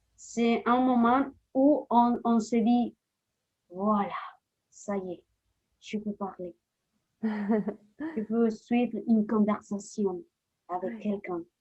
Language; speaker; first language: French; non-native, fluent; Spanish